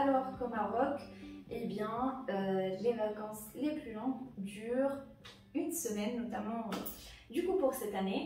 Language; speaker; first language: French; non-native, local second language; Arabic